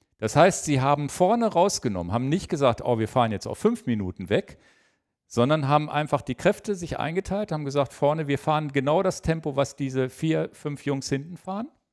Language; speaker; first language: German; native; German